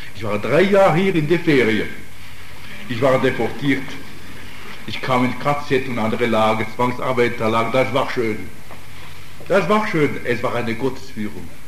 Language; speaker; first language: German; non-native, fluent; Italian